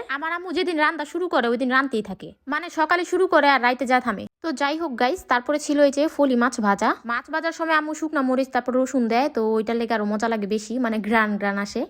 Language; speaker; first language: Bangla; native; Bangla